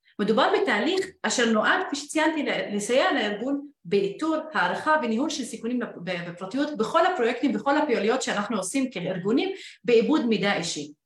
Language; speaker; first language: Hebrew; non-native, local second language; Arabic